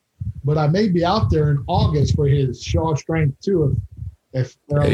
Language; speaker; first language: English; native; English